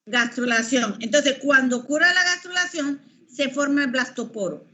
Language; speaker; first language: Spanish; native; Spanish